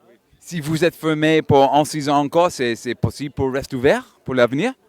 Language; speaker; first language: French; non-native, learner; English